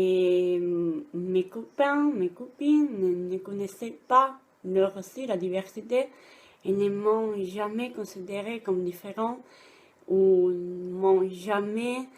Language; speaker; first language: French; non-native, fluent; Italian